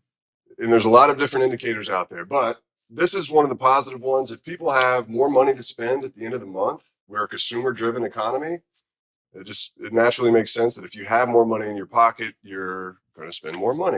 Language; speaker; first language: English; native; English